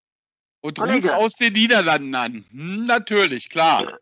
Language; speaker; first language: German; native; German